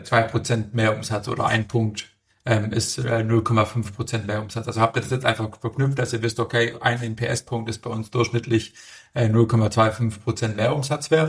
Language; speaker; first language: German; native; German